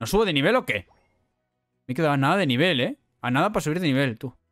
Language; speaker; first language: Spanish; native; Spanish